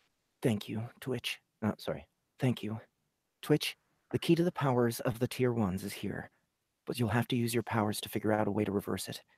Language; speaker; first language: English; native; English